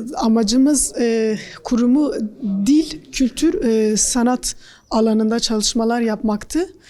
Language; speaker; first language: Turkish; non-native, local second language; Kurdish